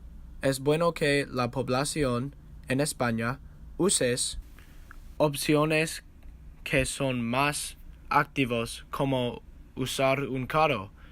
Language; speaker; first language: Spanish; non-native, learner; English